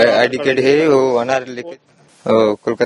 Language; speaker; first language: Hindi; non-native, learner; Bangla